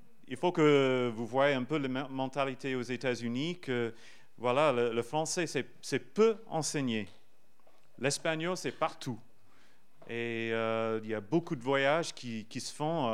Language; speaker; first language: French; non-native, fluent; English